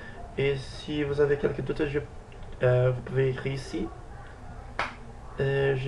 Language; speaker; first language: French; non-native, fluent; Portuguese